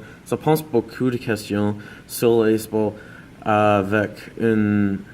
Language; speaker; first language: French; non-native, learner; English